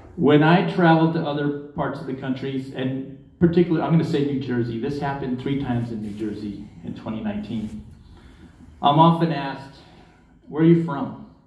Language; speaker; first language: English; native; English